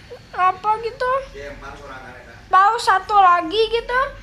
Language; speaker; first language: Indonesian; native; Indonesian